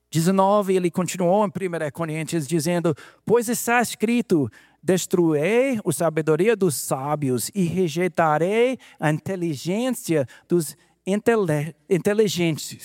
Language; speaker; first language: Portuguese; non-native, fluent; English